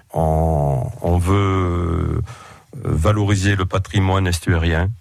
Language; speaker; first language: French; native; French